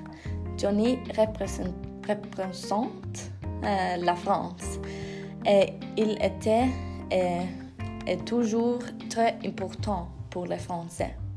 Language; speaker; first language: French; non-native, learner; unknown